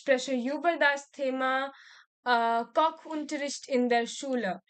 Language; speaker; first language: German; non-native, learner; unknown